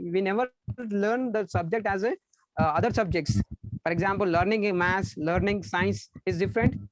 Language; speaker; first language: English; non-native, local second language; Telugu